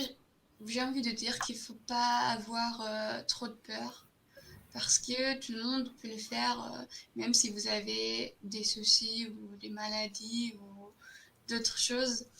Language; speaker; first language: French; non-native, fluent; German